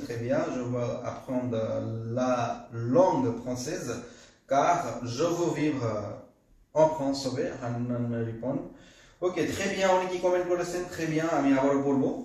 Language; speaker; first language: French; non-native, fluent; Bangla